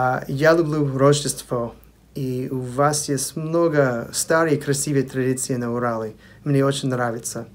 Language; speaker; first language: Russian; non-native, fluent; English